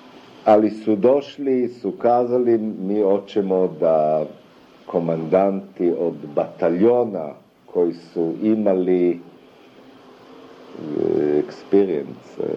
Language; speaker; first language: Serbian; early bilingual, other home language; German